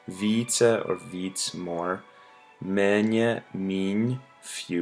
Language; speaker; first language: Czech; non-native, learner; English